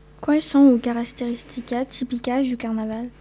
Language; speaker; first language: Portuguese; non-native, learner; French